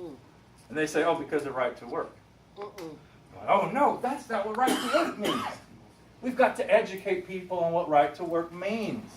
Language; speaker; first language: English; native; English